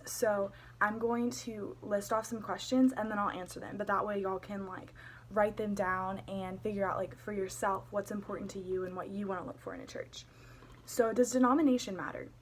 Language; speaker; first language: English; native; English